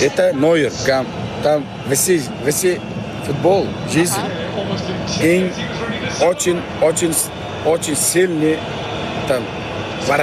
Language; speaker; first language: Russian; non-native, local second language; Uzbek